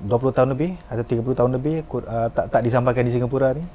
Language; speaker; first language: Malay; native; Malay